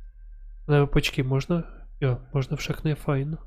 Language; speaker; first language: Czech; non-native, learner; Ukrainian